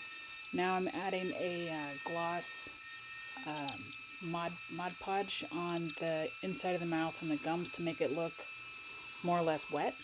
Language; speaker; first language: English; native; English